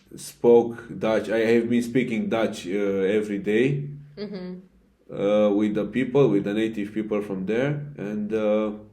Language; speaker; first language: English; non-native, fluent; Romanian